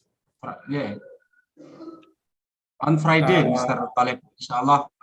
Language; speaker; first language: English; non-native, learner; Indonesian